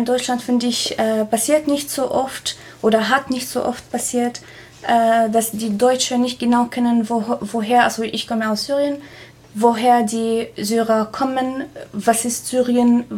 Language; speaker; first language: German; non-native, fluent; Arabic